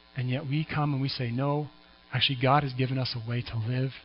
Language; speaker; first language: English; native; English